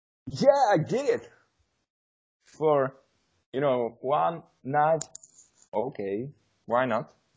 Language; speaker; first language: English; non-native, learner; Czech